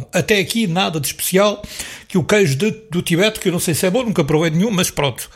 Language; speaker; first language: Portuguese; native; Portuguese